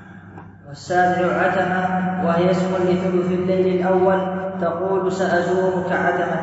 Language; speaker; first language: Arabic; native; Arabic